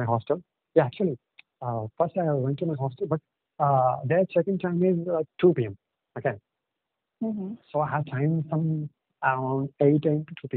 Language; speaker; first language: English; non-native, local second language; Telugu